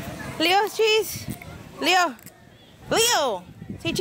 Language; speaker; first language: Spanish; native; Spanish